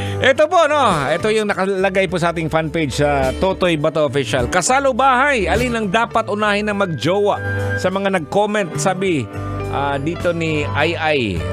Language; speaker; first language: Filipino; native; Filipino